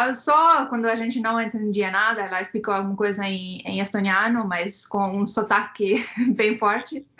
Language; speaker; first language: Portuguese; non-native, fluent; Estonian